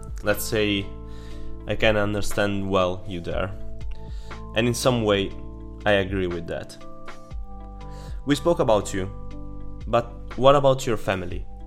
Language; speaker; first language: English; non-native, fluent; Italian